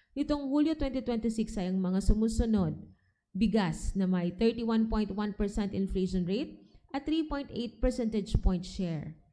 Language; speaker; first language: Filipino; non-native, local second language; Bikol